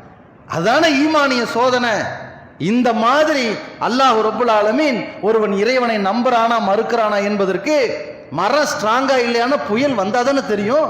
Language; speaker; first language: Tamil; native; Tamil